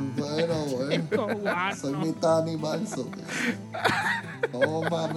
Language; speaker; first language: Spanish; native; Spanish